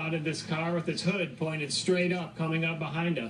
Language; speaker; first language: English; native; English